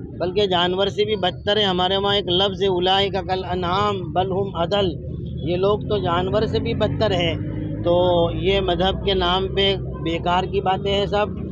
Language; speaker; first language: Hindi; non-native, local second language; Gujarati